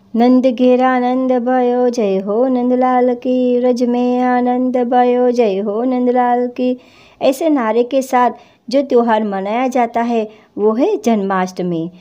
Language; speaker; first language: Hindi; non-native, local second language; Gujarati